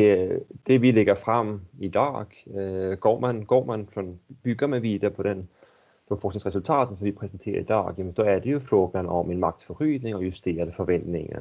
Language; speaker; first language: Swedish; native; Swedish